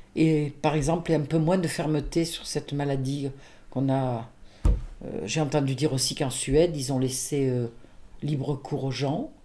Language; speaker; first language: French; native; French